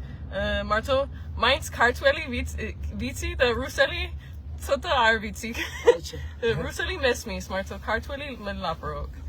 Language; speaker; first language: Georgian; early bilingual, heritage; Georgian